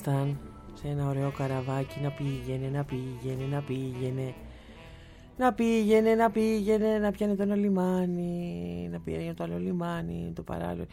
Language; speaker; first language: Greek; native; Greek